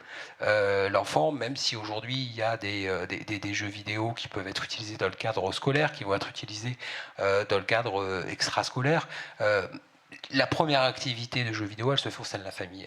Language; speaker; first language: French; native; French